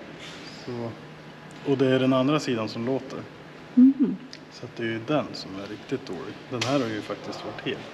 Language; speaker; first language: Swedish; native; Swedish